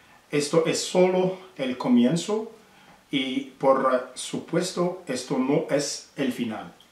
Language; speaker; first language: Spanish; non-native, learner; Arabic